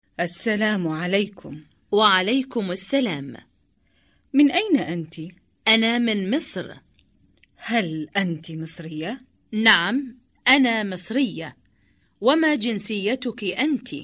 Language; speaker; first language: Arabic; non-native, learner; Indonesian